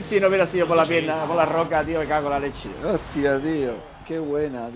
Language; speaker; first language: Spanish; native; Spanish